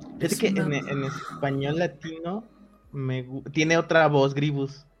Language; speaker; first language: Spanish; native; Spanish